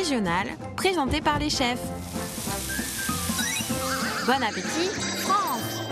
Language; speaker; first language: French; native; French